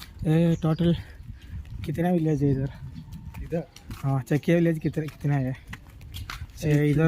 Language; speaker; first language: Hindi; non-native, local second language; Malayalam